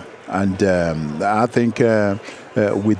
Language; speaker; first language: English; non-native, local second language; Igbo